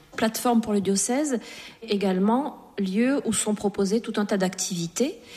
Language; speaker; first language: French; native; French